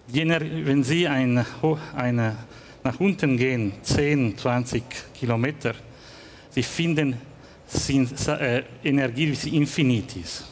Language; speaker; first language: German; non-native, learner; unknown